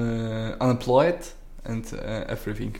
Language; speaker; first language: English; non-native, learner; Polish